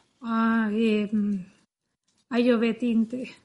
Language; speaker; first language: Swedish; non-native, learner; Spanish